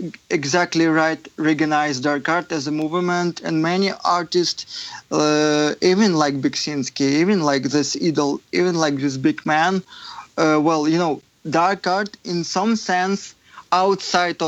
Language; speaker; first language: English; non-native, fluent; Ukrainian